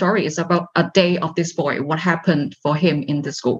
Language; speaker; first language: English; non-native, local second language; Cantonese